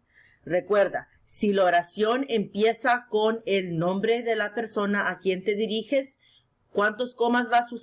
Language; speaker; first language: Spanish; early bilingual, heritage; Spanish